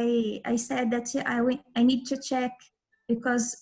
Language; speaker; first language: English; non-native, fluent; Portuguese